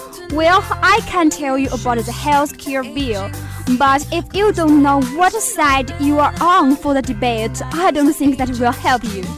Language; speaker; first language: English; non-native, fluent; Chinese